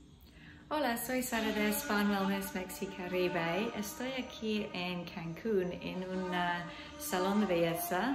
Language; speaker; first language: Spanish; non-native, learner; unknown